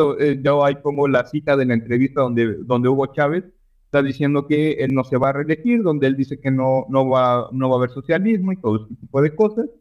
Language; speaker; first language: Spanish; native; Spanish